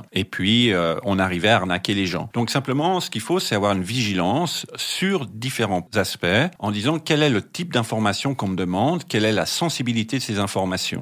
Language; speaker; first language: French; native; French